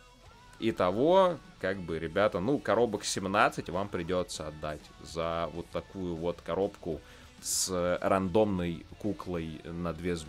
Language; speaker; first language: Russian; native; Russian